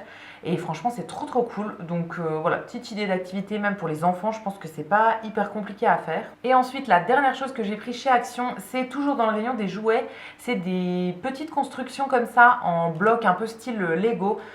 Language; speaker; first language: French; native; French